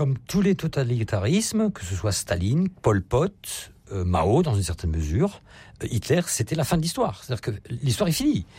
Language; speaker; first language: French; native; French